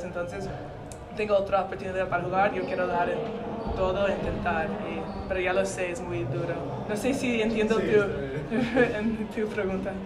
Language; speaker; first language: Spanish; non-native, learner; English